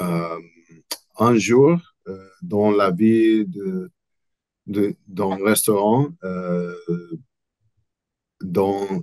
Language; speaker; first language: French; non-native, learner; English